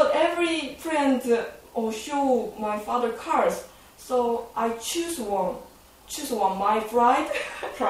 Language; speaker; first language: English; non-native, learner; Korean